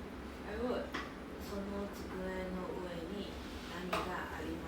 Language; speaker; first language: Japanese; non-native, learner; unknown